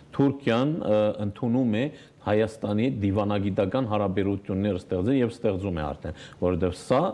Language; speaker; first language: Armenian; native; Armenian